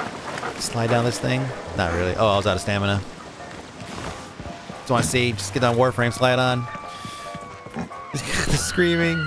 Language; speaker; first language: English; native; English